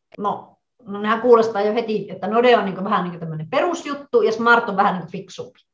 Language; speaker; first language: Finnish; native; Finnish